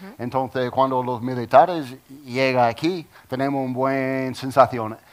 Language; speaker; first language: Spanish; non-native, learner; English